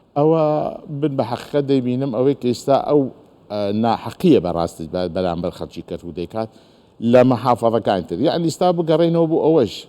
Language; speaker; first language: Central Kurdish; non-native, local second language; Azerbaijani